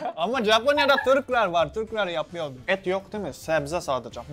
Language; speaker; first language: Turkish; non-native, fluent; Japanese